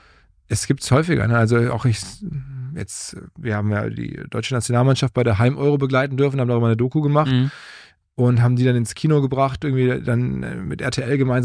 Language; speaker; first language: German; native; German